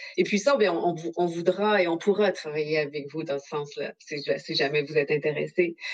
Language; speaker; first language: French; native; French